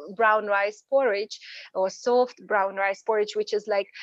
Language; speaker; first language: English; non-native, fluent; Ukrainian